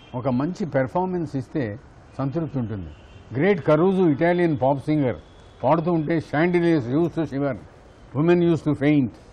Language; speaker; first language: Telugu; native; Telugu